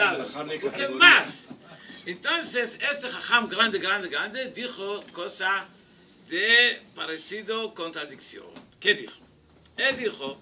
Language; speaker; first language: Spanish; non-native, learner; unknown